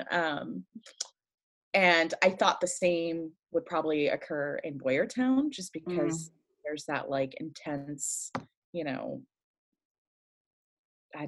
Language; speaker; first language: English; early bilingual, other home language; French